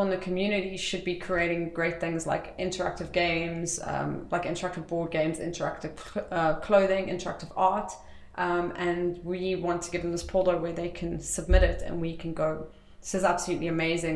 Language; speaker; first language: English; native; English